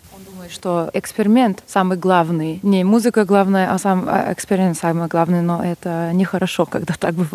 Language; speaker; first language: Russian; non-native, fluent; Lithuanian